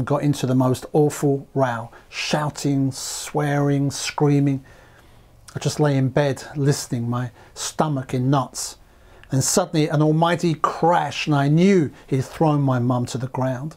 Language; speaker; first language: English; native; English